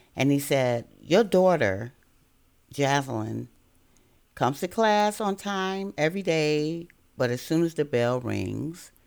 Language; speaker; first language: English; native; English